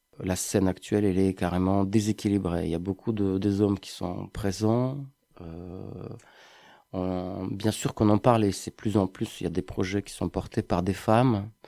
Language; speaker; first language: French; non-native, fluent; Ukrainian